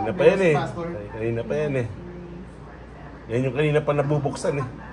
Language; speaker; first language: Filipino; native; Filipino